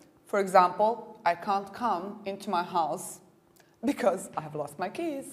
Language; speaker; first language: English; non-native, fluent; Serbian